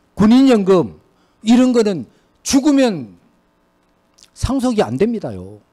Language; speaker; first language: Korean; native; Korean